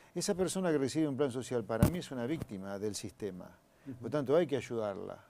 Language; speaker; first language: Spanish; native; Spanish